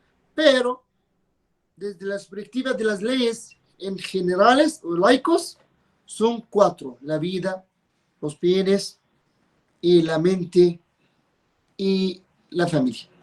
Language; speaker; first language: Spanish; non-native, fluent; Arabic